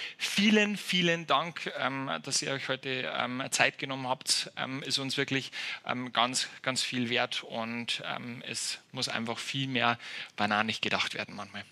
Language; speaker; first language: German; native; German